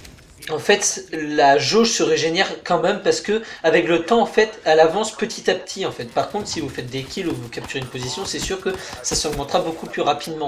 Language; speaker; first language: French; native; French